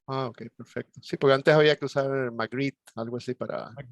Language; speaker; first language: Spanish; native; Spanish